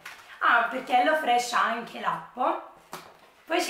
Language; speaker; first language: Italian; native; Italian